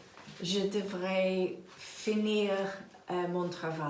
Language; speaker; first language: French; non-native, learner; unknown